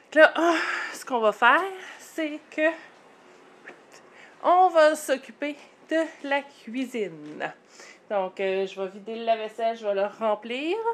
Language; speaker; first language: French; native; French